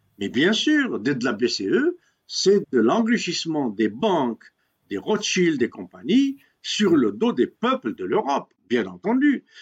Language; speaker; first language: French; non-native, local second language; Kabyle